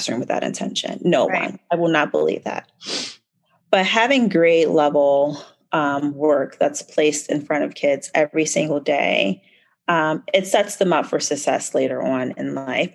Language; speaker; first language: English; native; English